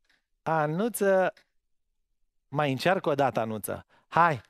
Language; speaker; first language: Romanian; native; Romanian